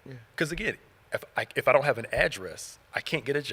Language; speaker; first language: English; native; English